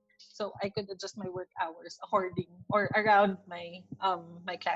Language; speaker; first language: English; non-native, local second language; Filipino